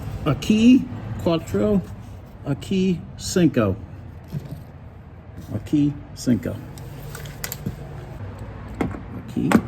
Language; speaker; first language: Spanish; non-native, learner; English